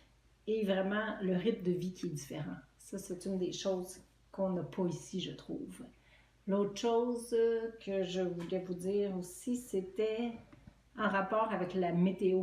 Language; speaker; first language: French; native; French